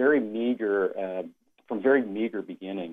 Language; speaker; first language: English; native; English